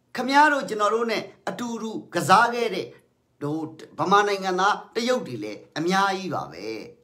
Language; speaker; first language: Burmese; native; Burmese